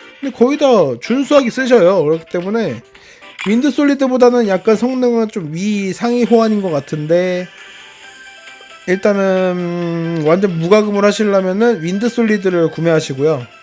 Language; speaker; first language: Korean; native; Korean